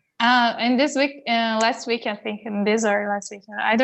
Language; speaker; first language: English; non-native, learner; Portuguese